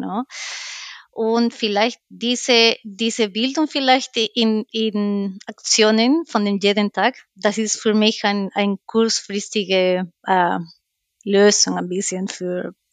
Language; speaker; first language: German; non-native, learner; Spanish